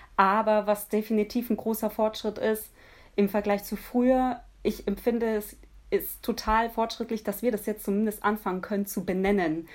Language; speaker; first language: German; early bilingual, other home language; Polish